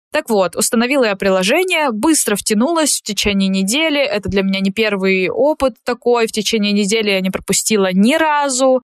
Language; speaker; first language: Russian; native; Russian